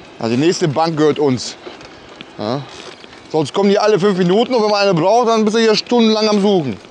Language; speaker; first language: German; early bilingual, other home language; Polish